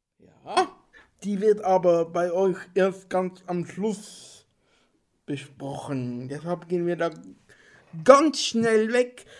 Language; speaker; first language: German; native; German